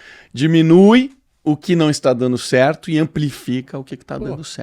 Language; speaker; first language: Portuguese; native; Portuguese